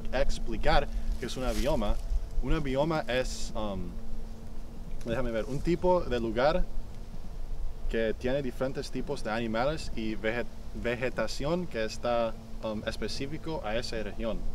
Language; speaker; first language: Spanish; non-native, fluent; English